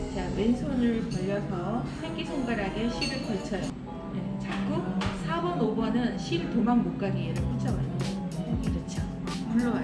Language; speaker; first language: Korean; native; Korean